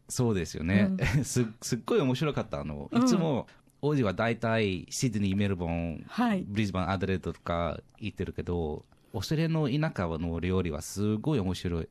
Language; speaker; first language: Japanese; non-native, learner; English